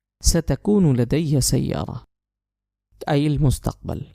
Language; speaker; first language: Arabic; non-native, fluent; Urdu